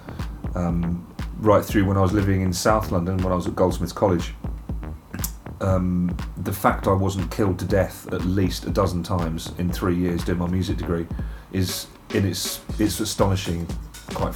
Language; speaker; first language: English; native; English